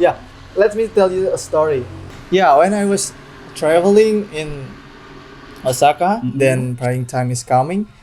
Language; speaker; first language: English; non-native, learner; Indonesian